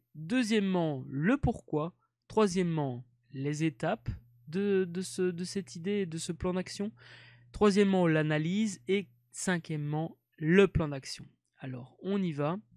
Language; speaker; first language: French; native; French